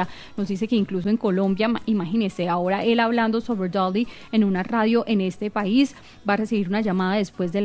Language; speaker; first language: Spanish; native; Spanish